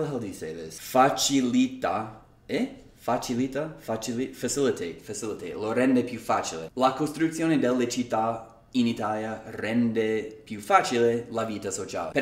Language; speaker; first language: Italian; non-native, fluent; English